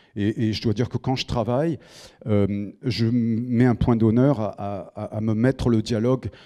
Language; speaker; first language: French; native; French